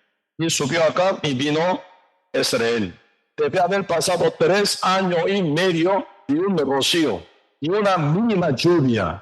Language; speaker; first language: Spanish; non-native, learner; Korean